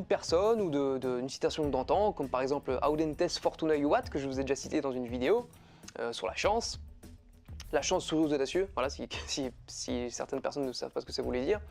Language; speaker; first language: French; native; French